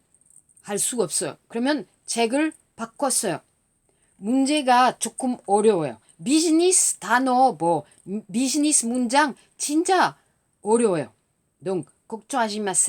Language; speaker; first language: Korean; non-native, learner; French